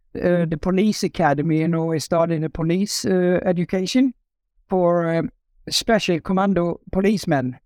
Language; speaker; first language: English; non-native, fluent; Norwegian